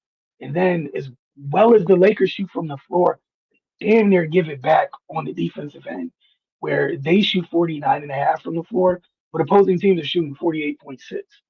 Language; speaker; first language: English; native; English